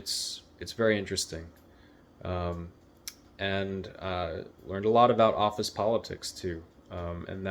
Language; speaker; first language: English; native; English